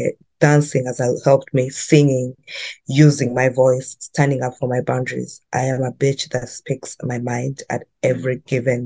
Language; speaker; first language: English; non-native, local second language; Ganda